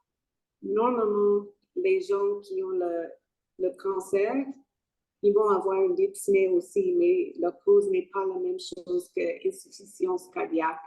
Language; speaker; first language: French; non-native, fluent; English